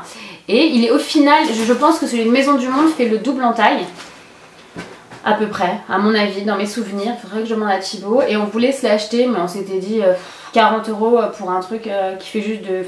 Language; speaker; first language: French; native; French